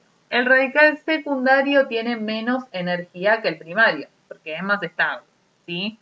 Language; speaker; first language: Spanish; native; Spanish